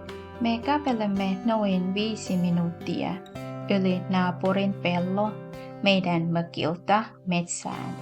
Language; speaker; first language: Finnish; non-native, learner; Thai